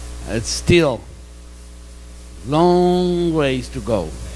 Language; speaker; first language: English; non-native, learner; Spanish